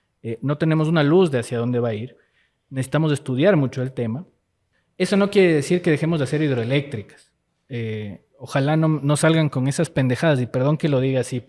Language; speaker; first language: Spanish; native; Spanish